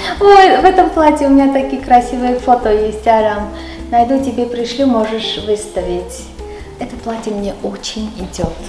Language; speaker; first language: Russian; non-native, local second language; Armenian